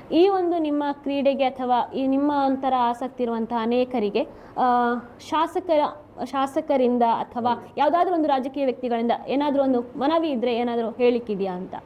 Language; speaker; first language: Kannada; native; Kannada